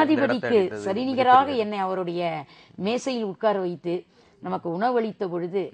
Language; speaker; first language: Tamil; native; Tamil